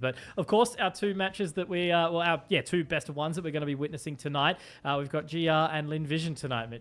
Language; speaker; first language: English; native; English